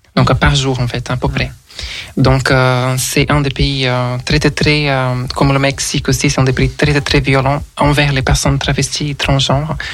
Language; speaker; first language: French; non-native, fluent; Portuguese